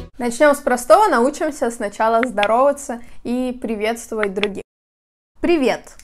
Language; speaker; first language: Russian; native; Russian